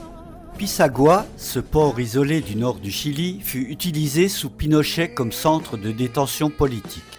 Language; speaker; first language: French; native; French